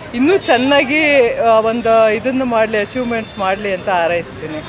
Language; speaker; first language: Kannada; native; Kannada